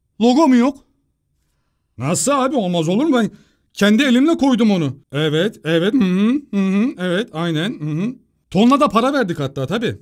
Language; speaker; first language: Turkish; native; Turkish